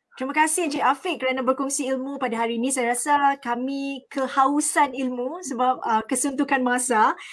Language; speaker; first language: Malay; native; Malay